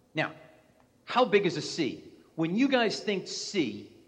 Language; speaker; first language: English; native; English